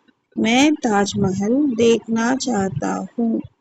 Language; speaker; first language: Hindi; non-native, local second language; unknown